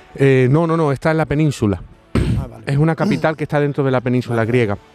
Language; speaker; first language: Spanish; native; Spanish